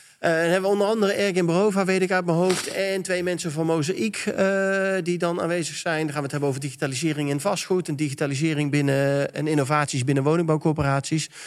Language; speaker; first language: Dutch; native; Dutch